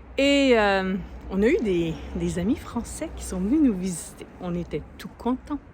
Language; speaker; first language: French; native; French